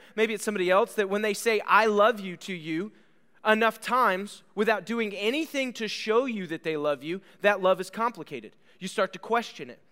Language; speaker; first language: English; native; English